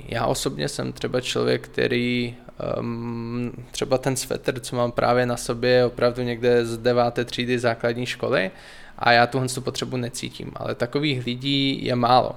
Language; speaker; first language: Czech; native; Czech